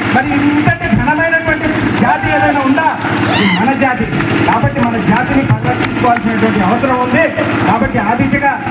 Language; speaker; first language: Telugu; non-native, local second language; Lambadi